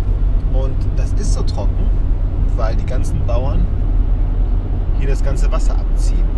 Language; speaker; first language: German; native; German